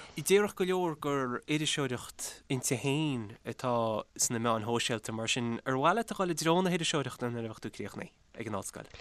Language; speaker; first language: Irish; native; Irish